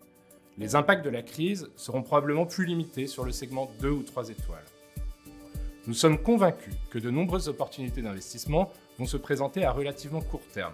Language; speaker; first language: French; native; French